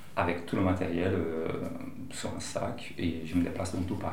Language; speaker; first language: French; non-native, fluent; Portuguese